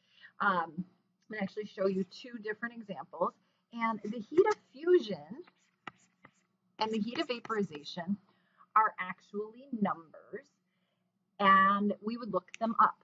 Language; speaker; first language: English; native; English